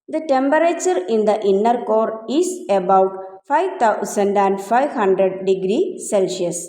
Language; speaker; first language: English; non-native, local second language; Malayalam